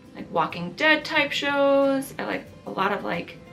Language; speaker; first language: English; early bilingual, other home language; Italian